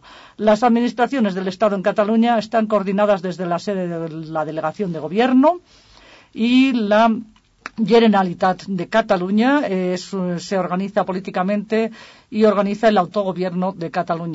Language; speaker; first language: Spanish; native; Spanish